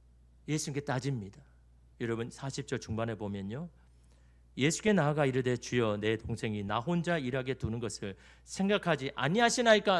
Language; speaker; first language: Korean; native; Korean